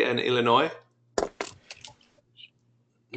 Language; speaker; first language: Spanish; non-native, fluent; English